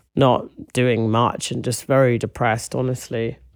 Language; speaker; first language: English; native; English